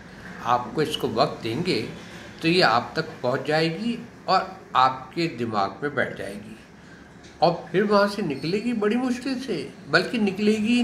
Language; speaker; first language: Hindi; native; Hindi